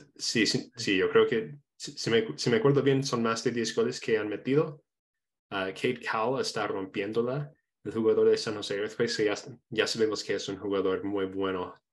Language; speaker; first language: Spanish; non-native, fluent; English